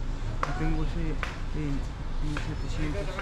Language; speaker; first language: Spanish; native; Spanish